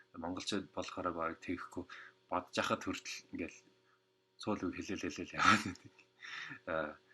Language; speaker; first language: Mongolian; non-native, fluent; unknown